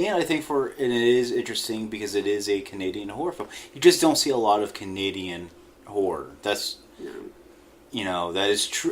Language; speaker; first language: English; native; English